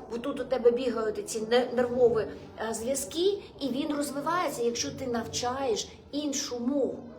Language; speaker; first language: Ukrainian; non-native, local second language; Russian